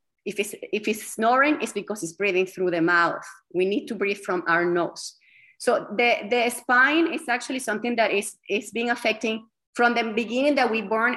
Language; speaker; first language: English; non-native, fluent; Spanish